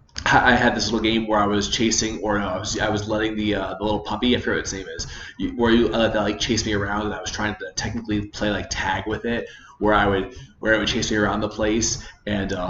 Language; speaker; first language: English; native; English